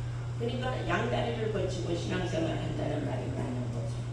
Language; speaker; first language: Korean; native; Korean